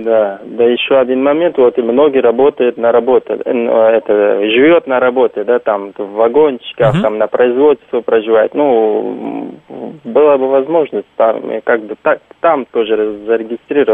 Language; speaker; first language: Russian; non-native, fluent; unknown